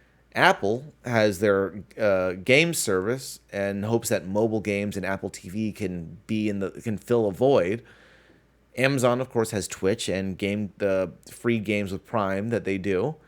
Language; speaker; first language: English; native; English